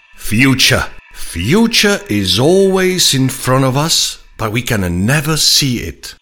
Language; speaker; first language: English; non-native, fluent; Czech